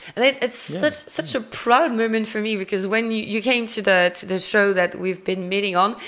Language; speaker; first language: English; non-native, fluent; French